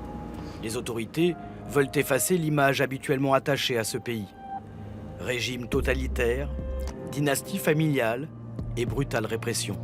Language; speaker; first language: French; native; French